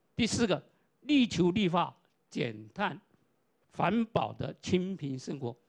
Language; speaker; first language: Chinese; non-native, local second language; Hakka Chinese